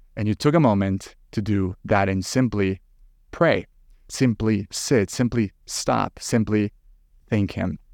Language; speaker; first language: English; non-native, fluent; Spanish